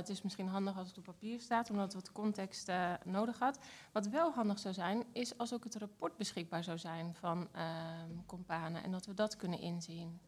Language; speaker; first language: Dutch; native; Dutch